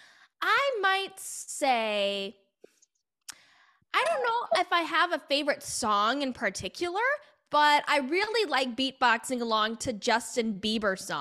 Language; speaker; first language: English; native; English